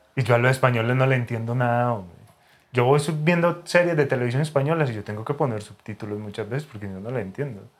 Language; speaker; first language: Spanish; native; Spanish